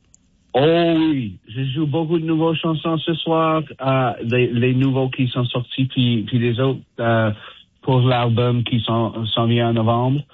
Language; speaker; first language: French; non-native, fluent; English